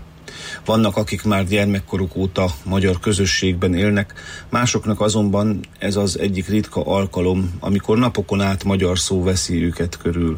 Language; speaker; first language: Hungarian; native; Hungarian